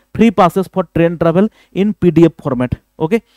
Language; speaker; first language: English; non-native, local second language; Bangla